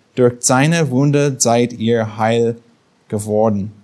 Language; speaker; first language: German; non-native, fluent; English